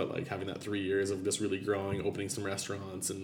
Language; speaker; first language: English; native; English